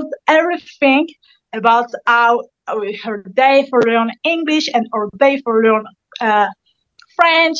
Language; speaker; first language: English; non-native, learner; French